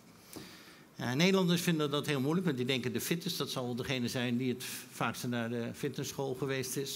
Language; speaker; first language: Dutch; native; Dutch